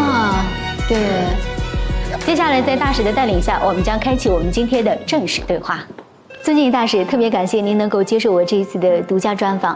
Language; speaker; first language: Chinese; native; Chinese